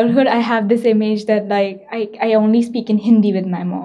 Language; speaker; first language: English; non-native, local second language; Hindi